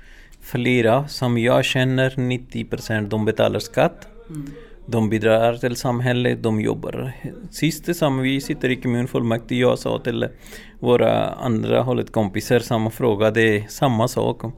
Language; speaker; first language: Swedish; non-native, learner; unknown